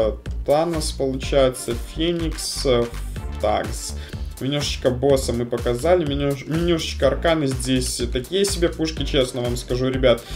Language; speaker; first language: Russian; native; Russian